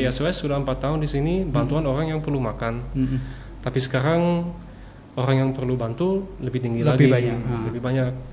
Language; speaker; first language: Indonesian; early bilingual, other home language; English